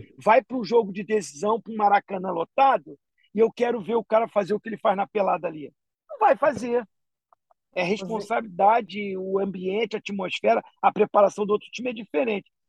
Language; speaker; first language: Portuguese; native; Portuguese